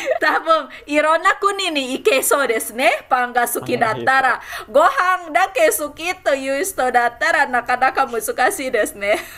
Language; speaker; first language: Japanese; non-native, fluent; Indonesian